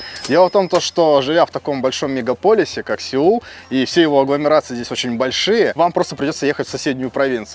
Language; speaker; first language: Russian; native; Russian